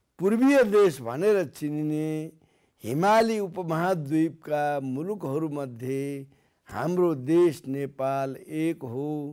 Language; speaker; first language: Nepali; native; Nepali